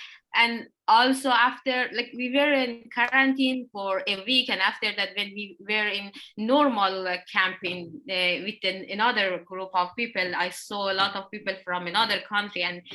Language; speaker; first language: English; non-native, learner; Persian